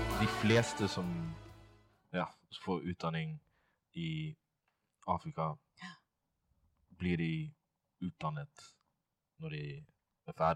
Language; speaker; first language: Norwegian; non-native, fluent; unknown